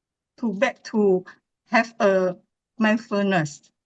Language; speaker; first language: English; non-native, learner; Indonesian